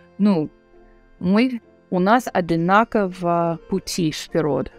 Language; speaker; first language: Russian; non-native, learner; English